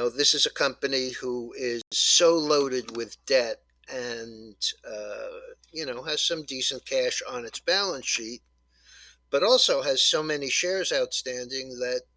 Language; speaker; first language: English; native; English